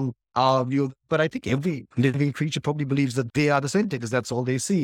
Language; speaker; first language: English; native; English